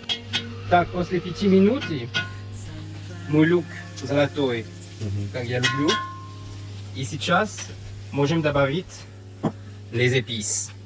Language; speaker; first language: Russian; non-native, learner; French